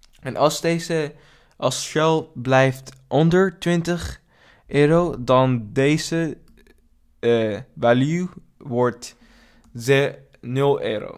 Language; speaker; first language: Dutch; non-native, learner; English